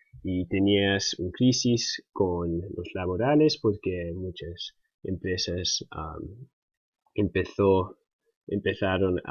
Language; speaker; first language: Spanish; non-native, fluent; English